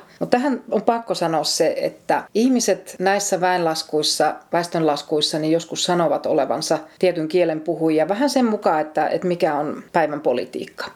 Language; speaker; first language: Finnish; native; Finnish